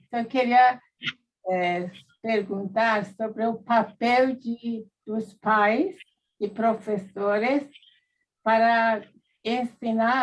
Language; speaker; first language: Portuguese; non-native, fluent; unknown